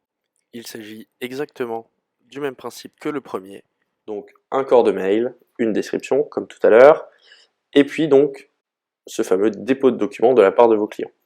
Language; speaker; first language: French; native; French